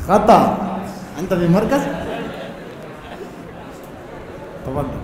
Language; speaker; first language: Arabic; non-native, fluent; Urdu